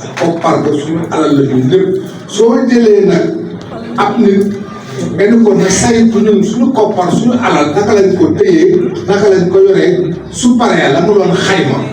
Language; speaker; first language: Wolof; non-native, local second language; Fula